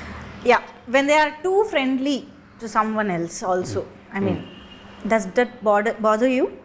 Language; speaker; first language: Telugu; native; Telugu